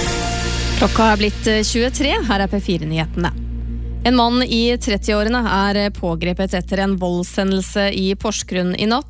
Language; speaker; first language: Norwegian; native; Norwegian